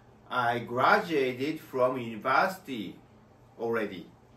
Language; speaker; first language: English; non-native, learner; Japanese